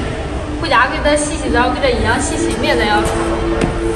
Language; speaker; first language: Chinese; native; Chinese